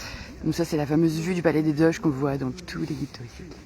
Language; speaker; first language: French; native; French